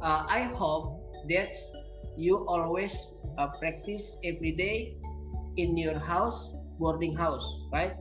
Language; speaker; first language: English; non-native, learner; Indonesian